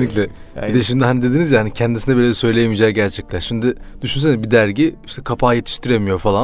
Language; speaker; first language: Turkish; native; Turkish